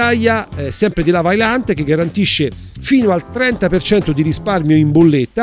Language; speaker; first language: Italian; native; Italian